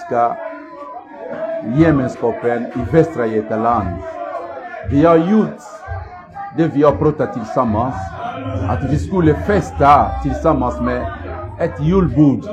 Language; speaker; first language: Swedish; non-native, learner; Lingala